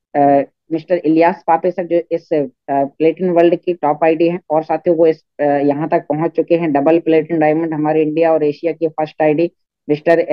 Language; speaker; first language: Hindi; native; Hindi